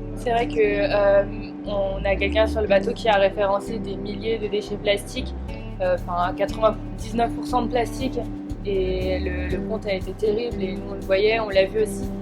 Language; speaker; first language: French; native; French